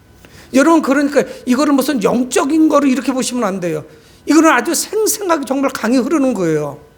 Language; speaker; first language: Korean; native; Korean